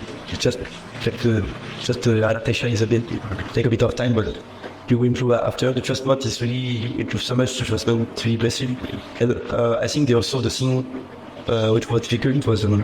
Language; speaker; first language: English; non-native, fluent; French